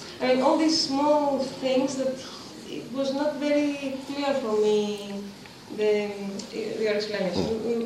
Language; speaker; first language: English; non-native, fluent; Greek